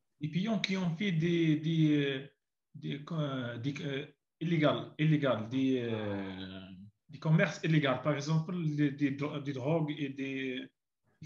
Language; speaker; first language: French; non-native, learner; Arabic